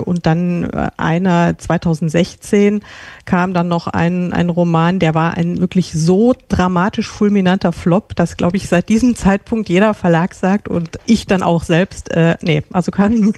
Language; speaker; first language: German; native; German